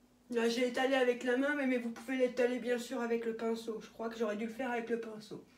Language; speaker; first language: French; native; French